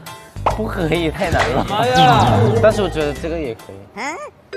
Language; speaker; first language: Chinese; non-native, learner; Thai